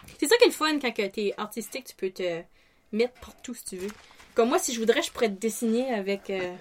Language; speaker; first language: French; native; French